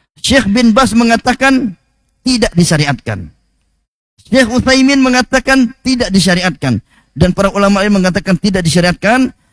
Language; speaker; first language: Malay; native; Malay